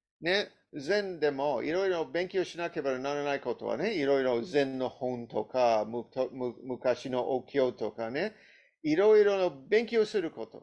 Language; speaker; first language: Japanese; non-native, learner; English